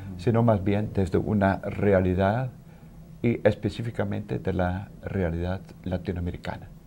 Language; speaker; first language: Spanish; non-native, fluent; Dutch